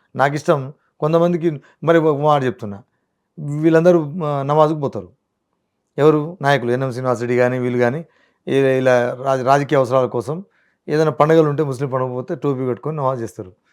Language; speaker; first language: Telugu; non-native, local second language; Lambadi